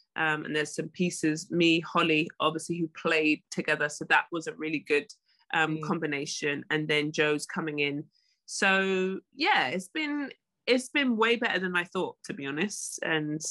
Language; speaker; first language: English; native; English